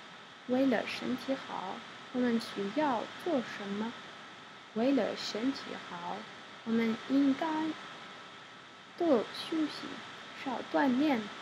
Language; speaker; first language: Chinese; non-native, learner; French